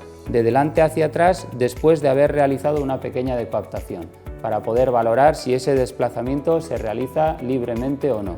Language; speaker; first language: Spanish; native; Spanish